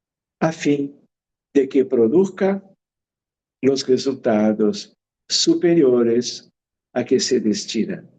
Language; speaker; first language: Spanish; non-native, fluent; Portuguese